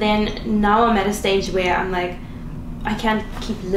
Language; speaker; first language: English; non-native, local second language; Afrikaans